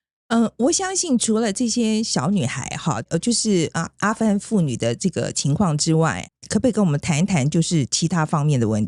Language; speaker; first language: Chinese; native; Chinese